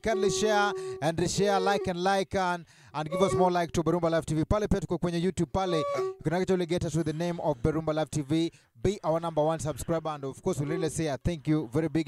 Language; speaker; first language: English; non-native, local second language; Luo (Kenya and Tanzania)